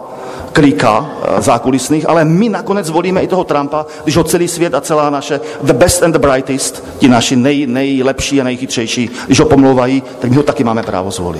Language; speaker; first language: Czech; native; Czech